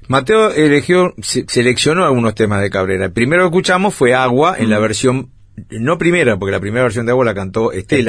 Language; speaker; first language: Spanish; native; Spanish